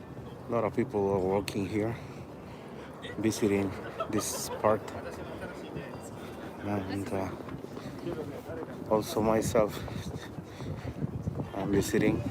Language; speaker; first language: English; non-native, learner; Spanish